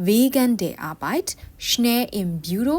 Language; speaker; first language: German; non-native, fluent; Burmese